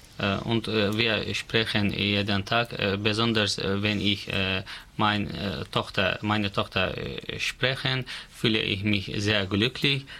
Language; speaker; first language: German; non-native, fluent; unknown